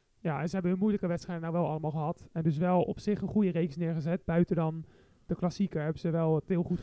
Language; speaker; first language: Dutch; native; Dutch